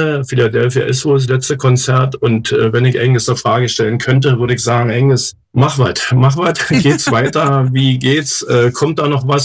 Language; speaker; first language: German; native; German